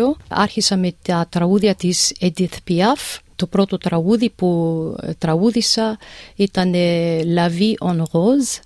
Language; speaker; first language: Greek; early bilingual, heritage; English